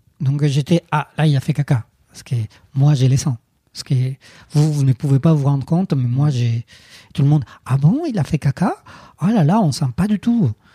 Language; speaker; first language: French; non-native, fluent; Spanish